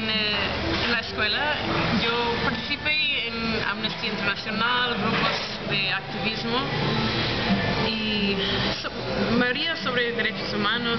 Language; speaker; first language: Spanish; non-native, fluent; English